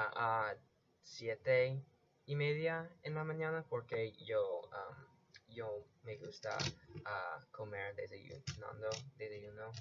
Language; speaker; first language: Spanish; non-native, learner; English